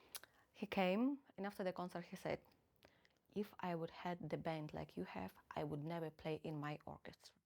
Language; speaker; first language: English; non-native, fluent; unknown